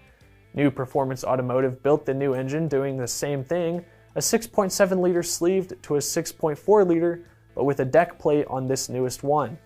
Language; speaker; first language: English; native; English